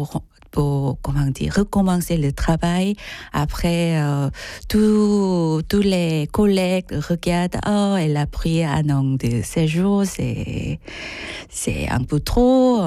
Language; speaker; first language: French; non-native, fluent; Korean